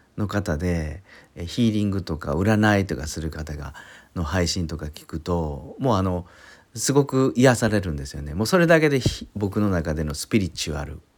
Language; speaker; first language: Japanese; native; Japanese